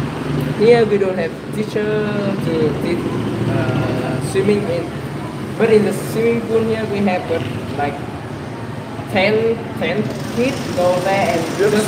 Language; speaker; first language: English; non-native, learner; Vietnamese